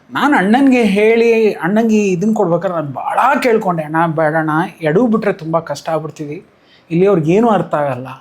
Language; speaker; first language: Kannada; native; Kannada